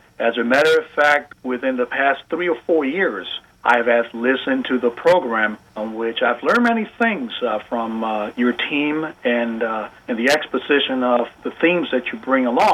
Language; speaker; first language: English; non-native, fluent; Spanish